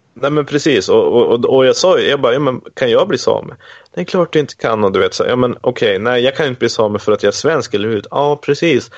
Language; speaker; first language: Swedish; native; Swedish